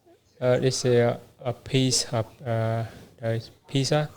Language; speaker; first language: English; non-native, learner; Vietnamese